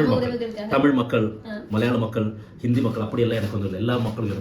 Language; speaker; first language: Tamil; non-native, learner; Malayalam